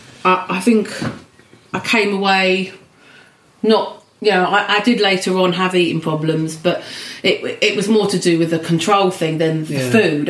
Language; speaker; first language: English; native; English